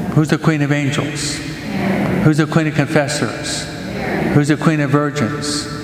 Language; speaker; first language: English; native; English